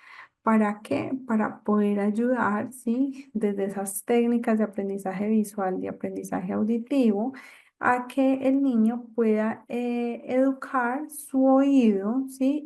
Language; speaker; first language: Spanish; native; Spanish